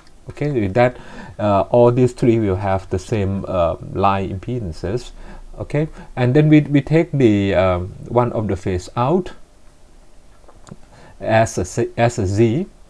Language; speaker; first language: English; non-native, fluent; Thai